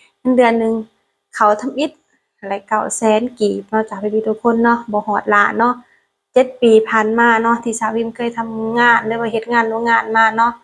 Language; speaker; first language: Thai; non-native, learner; Lao